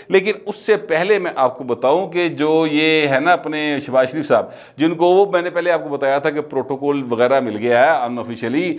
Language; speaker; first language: Urdu; non-native, local second language; Punjabi